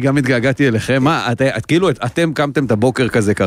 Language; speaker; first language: Hebrew; native; Hebrew